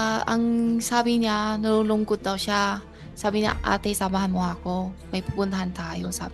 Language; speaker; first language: Filipino; non-native, learner; Chinese